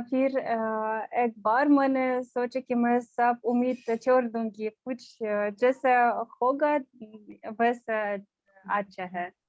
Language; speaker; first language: Hindi; non-native, learner; Russian